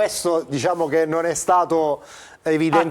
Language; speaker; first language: Italian; native; Italian